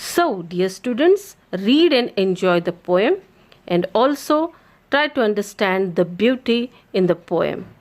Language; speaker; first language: English; non-native, local second language; Marathi